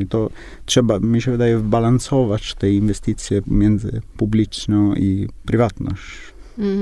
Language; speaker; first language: Polish; non-native, learner; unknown